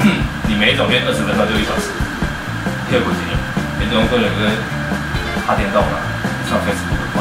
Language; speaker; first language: Chinese; native; Chinese